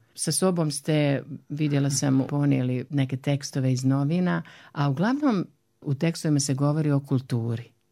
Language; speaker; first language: Serbian; native; Serbian